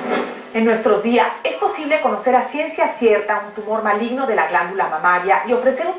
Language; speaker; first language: Spanish; native; Spanish